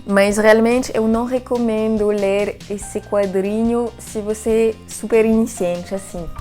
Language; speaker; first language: Portuguese; non-native, fluent; French